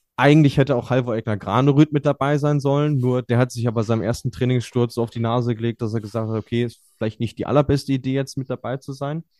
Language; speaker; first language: German; native; German